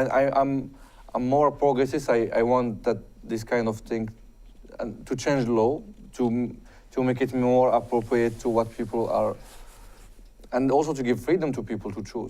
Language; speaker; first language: English; non-native, fluent; Arabic